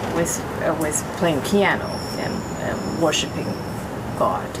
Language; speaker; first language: English; non-native, fluent; Chinese